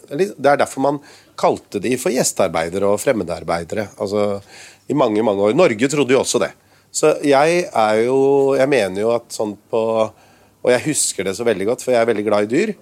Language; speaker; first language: Norwegian; early bilingual, other home language; Urdu